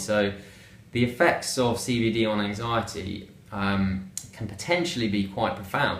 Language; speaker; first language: English; native; English